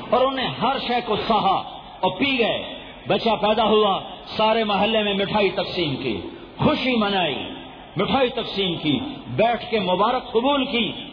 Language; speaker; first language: Urdu; non-native, local second language; Punjabi